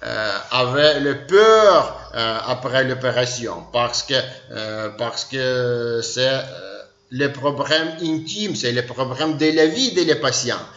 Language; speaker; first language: French; non-native, learner; Ukrainian